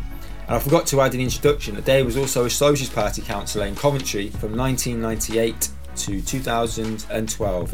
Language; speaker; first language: English; native; English